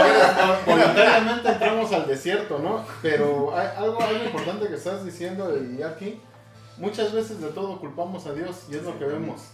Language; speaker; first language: Spanish; native; Spanish